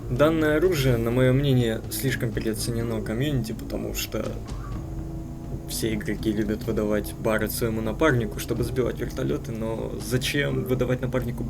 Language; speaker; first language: Russian; native; Russian